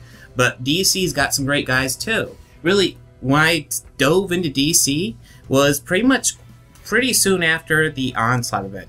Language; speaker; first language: English; native; English